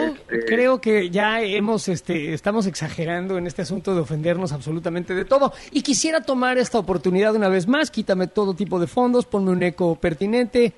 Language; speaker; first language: Spanish; native; Spanish